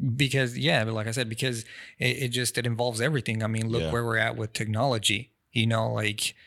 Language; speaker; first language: English; non-native, fluent; Spanish